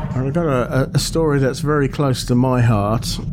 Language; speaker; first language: English; native; English